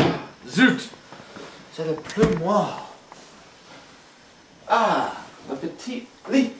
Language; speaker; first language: French; non-native, learner; English